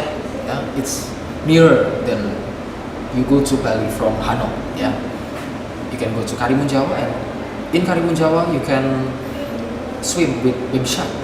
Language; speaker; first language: English; non-native, fluent; Indonesian